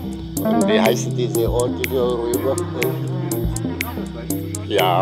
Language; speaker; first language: German; non-native, learner; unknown